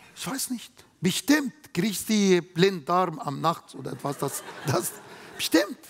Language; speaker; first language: German; non-native, fluent; Arabic